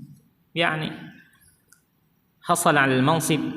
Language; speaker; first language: Arabic; non-native, fluent; Malay